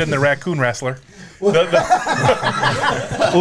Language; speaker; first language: English; native; English